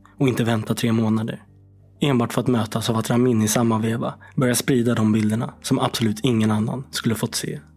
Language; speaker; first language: Swedish; native; Swedish